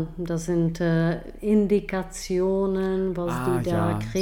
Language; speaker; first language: German; non-native, fluent; Czech